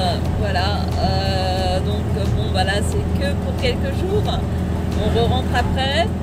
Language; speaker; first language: French; native; French